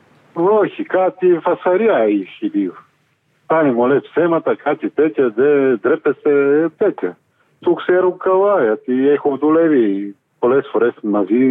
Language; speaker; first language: Greek; non-native, learner; Bulgarian